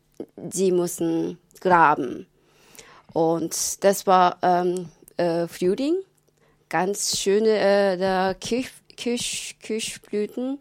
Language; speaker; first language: German; non-native, learner; Japanese